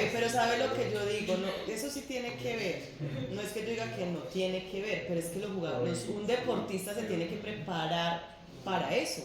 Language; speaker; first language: Spanish; native; Spanish